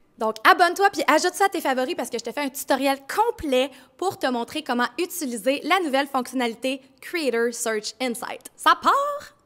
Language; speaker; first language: French; native; French